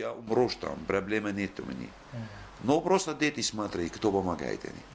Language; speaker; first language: Russian; non-native, learner; Arabic